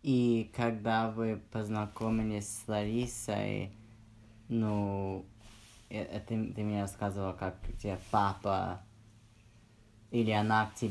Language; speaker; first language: Russian; early bilingual, heritage; Russian